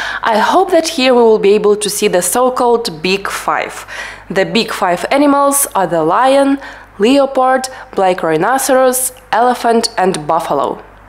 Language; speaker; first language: English; non-native, fluent; Russian